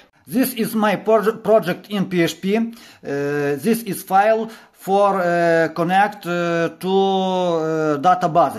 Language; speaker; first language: English; non-native, learner; Ukrainian